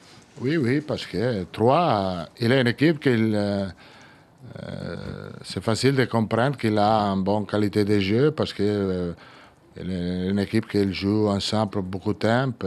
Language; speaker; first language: French; non-native, fluent; Italian